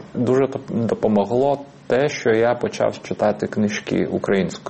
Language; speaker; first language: Ukrainian; non-native, fluent; Lithuanian